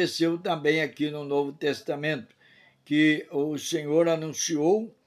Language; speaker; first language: Portuguese; native; Portuguese